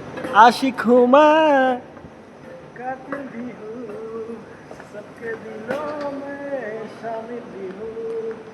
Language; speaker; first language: Hindi; non-native, learner; Bangla